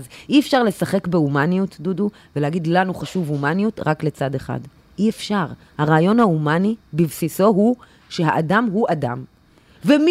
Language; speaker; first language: Hebrew; native; Hebrew